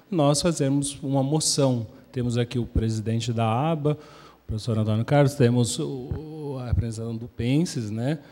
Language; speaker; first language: Portuguese; native; Portuguese